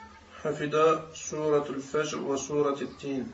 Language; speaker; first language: Arabic; non-native, learner; French